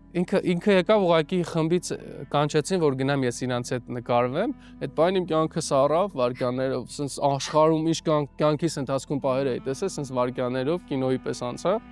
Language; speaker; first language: Armenian; native; Armenian